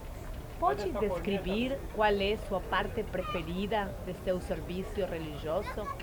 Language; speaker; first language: Portuguese; non-native, fluent; Spanish